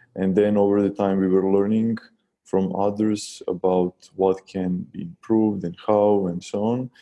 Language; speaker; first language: English; non-native, fluent; Serbian